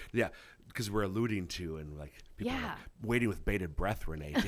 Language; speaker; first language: English; native; English